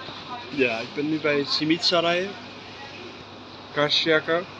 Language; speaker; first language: Dutch; early bilingual, other home language; Turkish